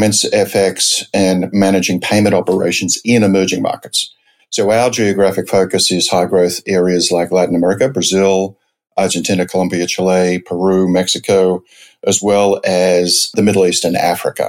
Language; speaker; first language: English; native; English